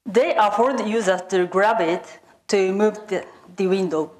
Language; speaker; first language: English; non-native, fluent; Japanese